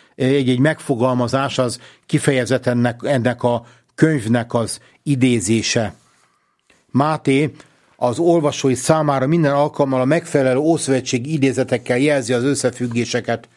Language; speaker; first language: Hungarian; native; Hungarian